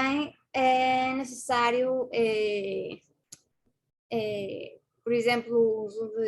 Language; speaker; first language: Portuguese; non-native, fluent; Spanish